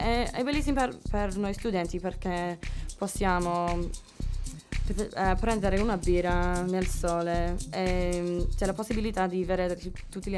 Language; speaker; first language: Italian; non-native, learner; English